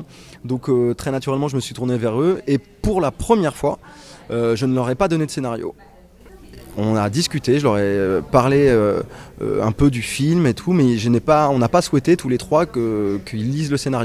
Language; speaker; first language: French; native; French